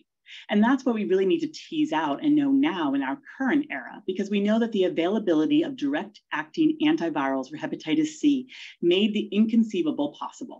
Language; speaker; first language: English; native; English